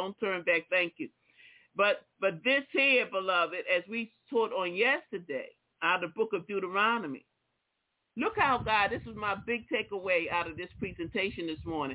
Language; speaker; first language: English; native; English